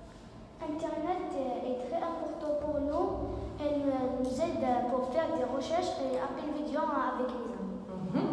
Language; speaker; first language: French; non-native, learner; Arabic